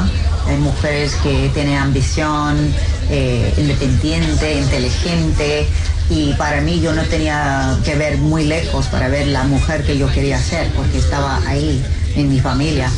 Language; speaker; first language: Spanish; early bilingual, heritage; English